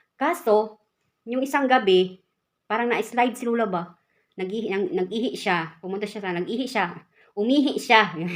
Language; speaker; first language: Filipino; non-native, local second language; Cebuano